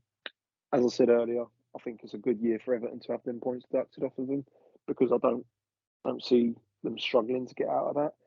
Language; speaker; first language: English; native; English